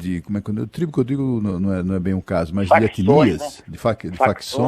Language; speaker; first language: Portuguese; native; Portuguese